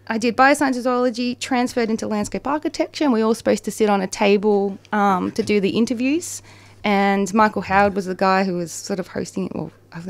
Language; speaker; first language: English; native; English